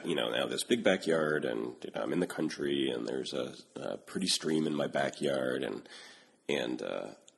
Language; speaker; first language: English; native; English